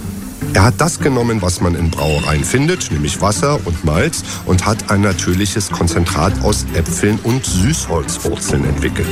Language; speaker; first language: German; native; German